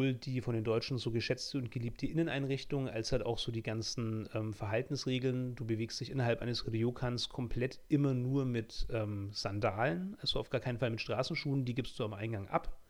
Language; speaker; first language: German; native; German